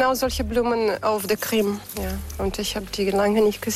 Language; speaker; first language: German; non-native, fluent; Russian